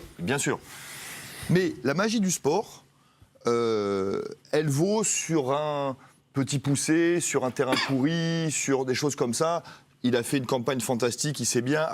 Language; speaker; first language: French; native; French